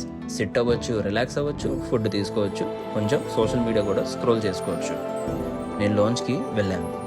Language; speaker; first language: Telugu; native; Telugu